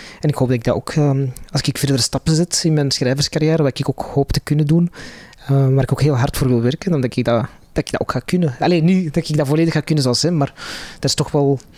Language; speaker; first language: Dutch; non-native, local second language; Arabic